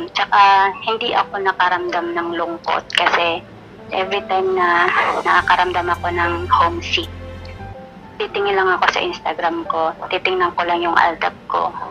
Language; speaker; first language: Filipino; non-native, local second language; Bikol